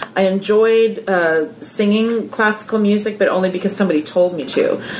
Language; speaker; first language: English; native; English